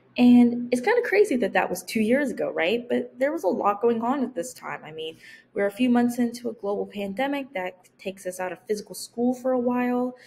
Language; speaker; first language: English; native; English